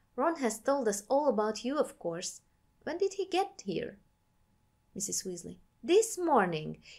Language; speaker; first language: English; non-native, fluent; Hungarian